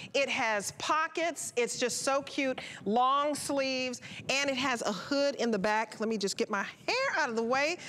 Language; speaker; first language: English; native; English